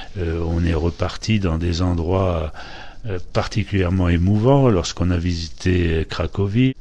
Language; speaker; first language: French; early bilingual, other home language; Polish